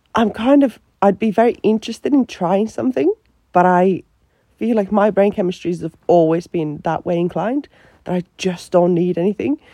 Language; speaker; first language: English; non-native, fluent; Finnish